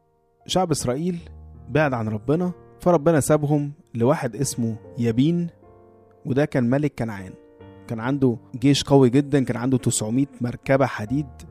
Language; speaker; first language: Arabic; native; Arabic